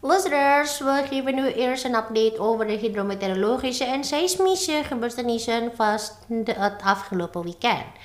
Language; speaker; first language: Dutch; non-native, fluent; Indonesian